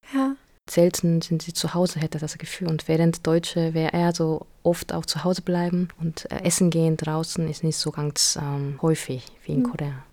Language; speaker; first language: German; non-native, fluent; Korean